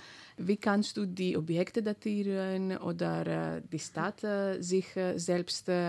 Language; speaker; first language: German; non-native, fluent; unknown